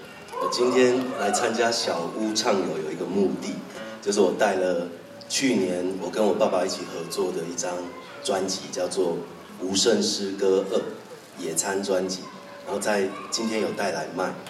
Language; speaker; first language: Chinese; native; Chinese